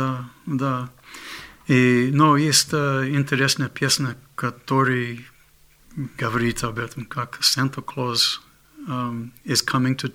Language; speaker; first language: Russian; non-native, fluent; English